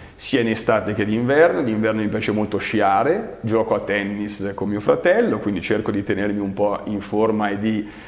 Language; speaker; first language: Italian; native; Italian